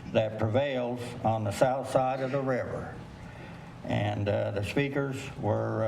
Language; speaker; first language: English; native; English